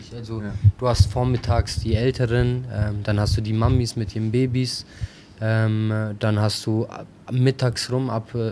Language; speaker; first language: German; early bilingual, other home language; Albanian